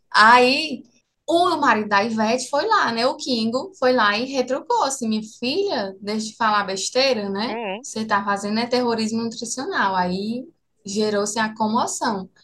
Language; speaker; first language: Portuguese; native; Portuguese